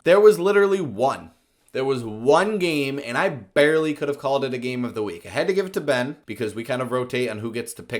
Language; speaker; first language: English; native; English